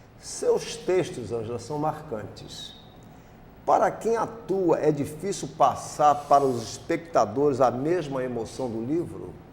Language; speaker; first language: Portuguese; native; Portuguese